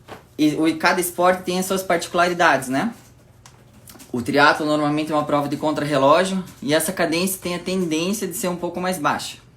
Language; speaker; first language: Portuguese; native; Portuguese